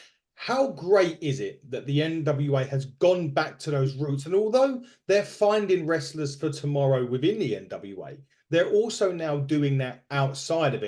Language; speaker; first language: English; native; English